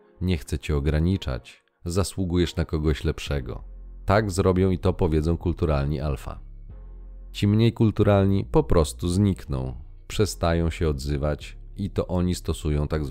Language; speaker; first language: Polish; native; Polish